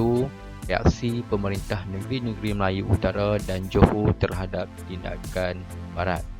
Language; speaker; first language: Malay; native; Malay